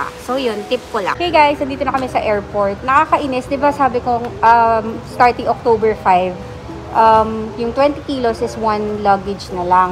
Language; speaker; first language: Filipino; native; Filipino